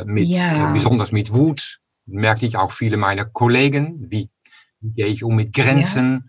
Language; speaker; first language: German; non-native, fluent; Dutch